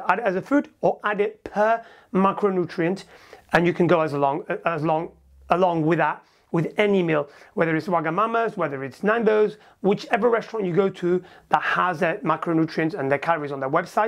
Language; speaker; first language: English; native; English